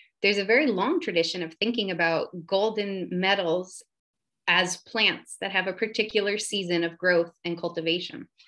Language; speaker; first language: English; native; English